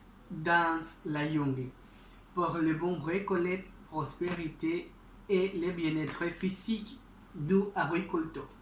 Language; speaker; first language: French; non-native, learner; Spanish